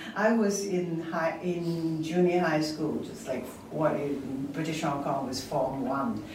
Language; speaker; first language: English; non-native, local second language; Cantonese